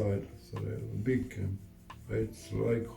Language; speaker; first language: English; non-native, learner; Arabic